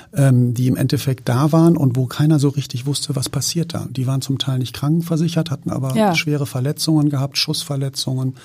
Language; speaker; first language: German; native; German